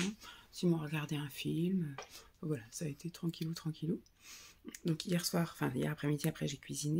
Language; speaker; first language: French; native; French